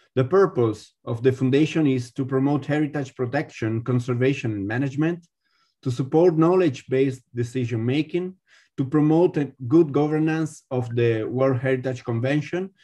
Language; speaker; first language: English; non-native, fluent; Spanish